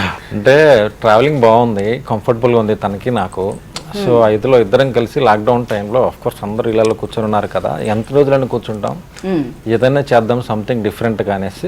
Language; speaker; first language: Telugu; native; Telugu